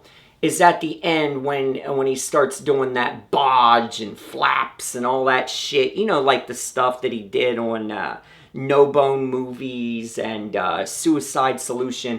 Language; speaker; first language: English; native; English